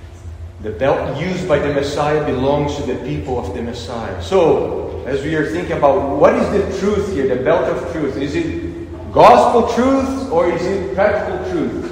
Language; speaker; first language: English; non-native, fluent; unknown